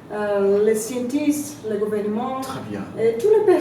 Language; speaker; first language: French; non-native, learner; Portuguese